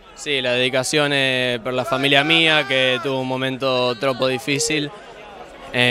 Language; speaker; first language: Italian; non-native, learner; Spanish